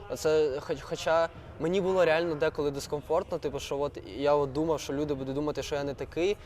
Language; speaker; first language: Ukrainian; native; Ukrainian